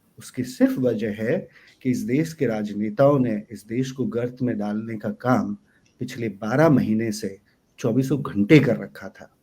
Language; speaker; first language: Hindi; native; Hindi